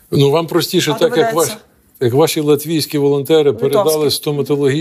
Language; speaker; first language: Ukrainian; native; Ukrainian